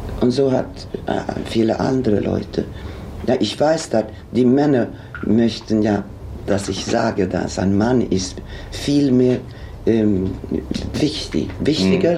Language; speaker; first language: German; non-native, fluent; Swedish